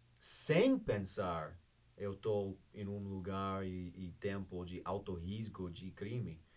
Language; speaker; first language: Portuguese; non-native, fluent; English